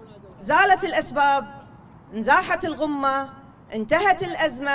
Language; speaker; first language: Arabic; native; Arabic